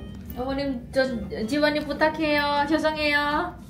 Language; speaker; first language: Korean; non-native, fluent; Indonesian